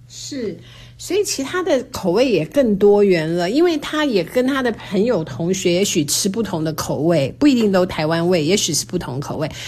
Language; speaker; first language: Chinese; native; Chinese